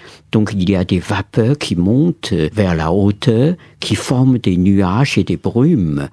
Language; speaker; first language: French; non-native, fluent; Chinese